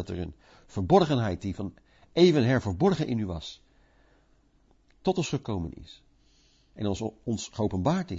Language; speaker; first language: Dutch; native; Dutch